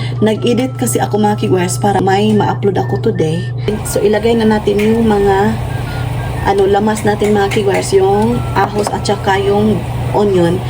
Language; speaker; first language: Filipino; non-native, local second language; Cebuano